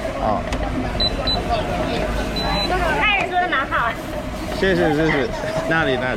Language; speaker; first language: Chinese; non-native, fluent; English